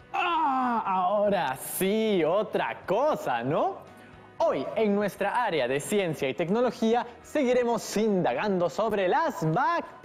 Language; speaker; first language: Spanish; native; Spanish